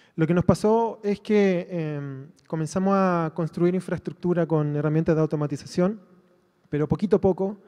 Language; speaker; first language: Spanish; native; Spanish